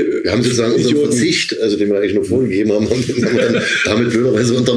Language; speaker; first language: German; native; German